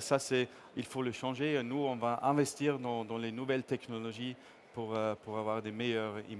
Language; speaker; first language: French; non-native, fluent; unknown